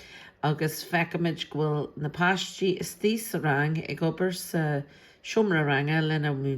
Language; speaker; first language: Irish; non-native, local second language; English